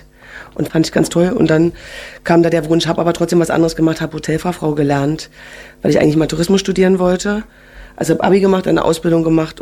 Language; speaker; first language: German; native; German